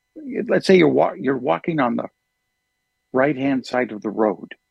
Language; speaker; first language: English; native; English